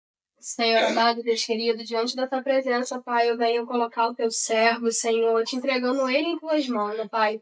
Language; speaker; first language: Portuguese; native; Portuguese